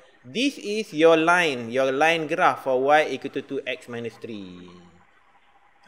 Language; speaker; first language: English; non-native, local second language; Malay